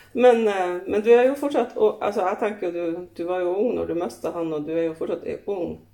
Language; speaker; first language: Norwegian; native; Norwegian